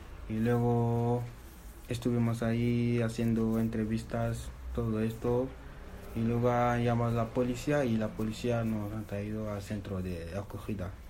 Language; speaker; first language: Spanish; non-native, fluent; Fula